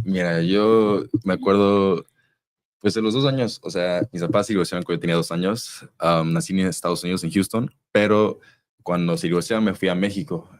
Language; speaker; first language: Spanish; early bilingual, heritage; Spanish